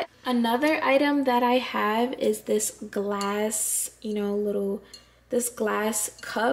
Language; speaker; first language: English; native; English